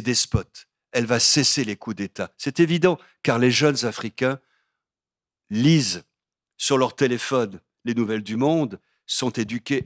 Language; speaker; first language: French; native; French